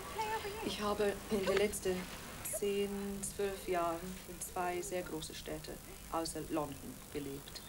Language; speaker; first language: German; non-native, fluent; Welsh